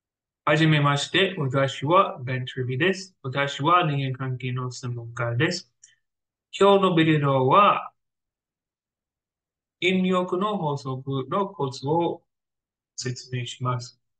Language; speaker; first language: Japanese; non-native, learner; English